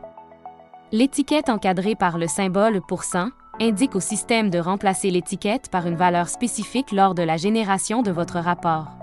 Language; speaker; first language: French; native; French